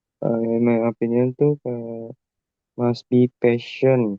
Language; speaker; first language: English; non-native, learner; Indonesian